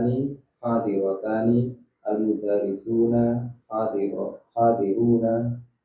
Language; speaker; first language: Arabic; non-native, learner; Indonesian